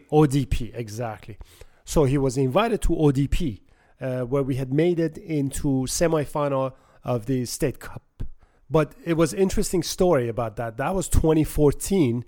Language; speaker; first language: English; non-native, fluent; Persian